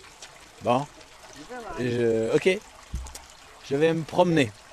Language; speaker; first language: French; native; French